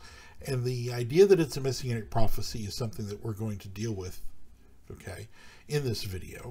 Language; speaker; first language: English; native; English